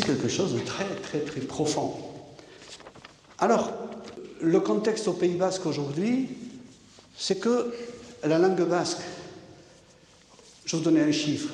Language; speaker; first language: French; native; French